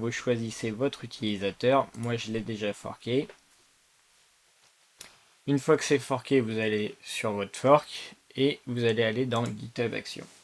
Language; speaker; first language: French; native; French